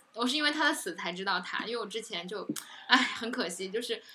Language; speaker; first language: Chinese; native; Chinese